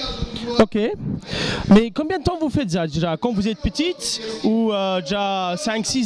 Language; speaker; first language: French; non-native, local second language; Luxembourgish